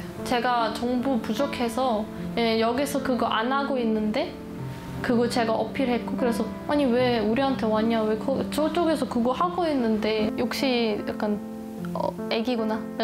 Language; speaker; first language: Korean; non-native, fluent; German